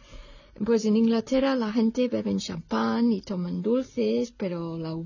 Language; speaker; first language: Spanish; non-native, fluent; English